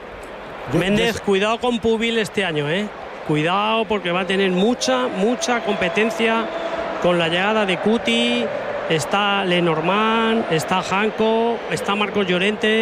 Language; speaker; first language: Spanish; native; Spanish